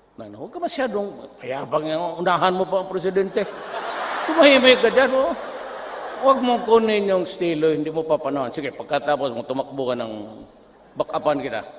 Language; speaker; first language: Filipino; non-native, local second language; Cebuano